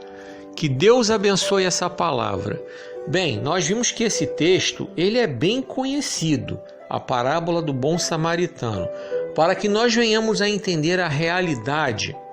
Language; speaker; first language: Portuguese; native; Portuguese